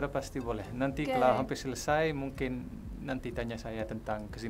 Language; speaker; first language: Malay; non-native, fluent; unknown